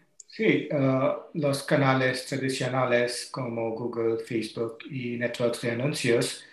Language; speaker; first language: Spanish; non-native, learner; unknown